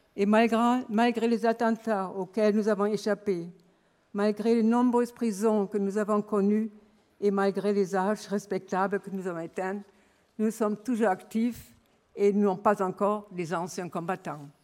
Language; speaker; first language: French; non-native, fluent; German